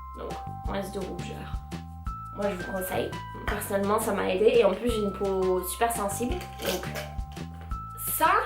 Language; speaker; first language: French; non-native, fluent; English